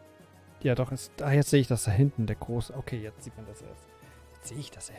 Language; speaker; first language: German; native; German